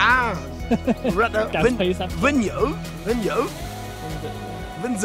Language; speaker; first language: Vietnamese; non-native, learner; English